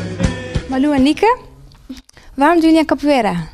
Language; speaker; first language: Dutch; native; Dutch